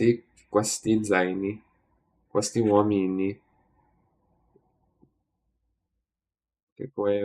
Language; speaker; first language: Italian; non-native, learner; English